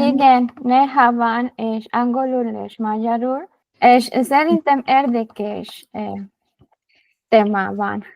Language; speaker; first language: Hungarian; non-native, learner; Spanish